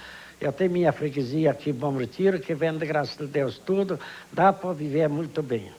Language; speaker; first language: Portuguese; non-native, fluent; Polish